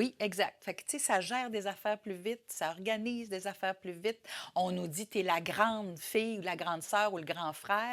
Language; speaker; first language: French; native; French